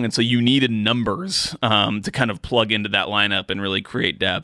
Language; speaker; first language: English; native; English